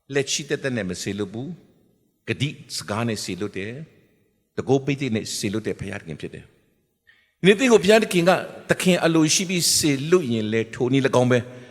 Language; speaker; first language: Burmese; non-native, local second language; Kachin